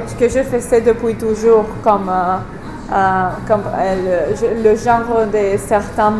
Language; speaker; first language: French; non-native, fluent; English